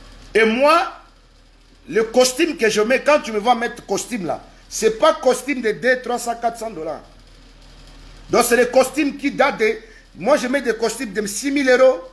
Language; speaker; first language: French; non-native, local second language; Lingala